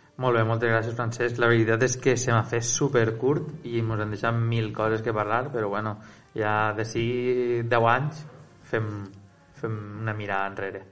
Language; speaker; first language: Catalan; native; Catalan